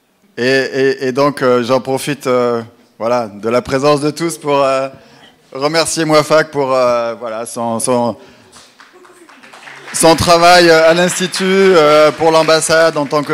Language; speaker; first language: French; native; French